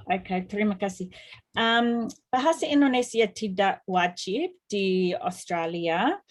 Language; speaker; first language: Indonesian; non-native, fluent; English